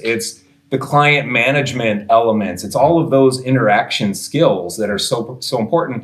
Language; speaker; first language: English; native; English